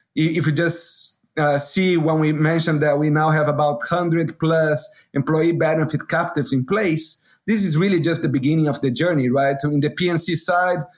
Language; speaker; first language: English; non-native, fluent; Portuguese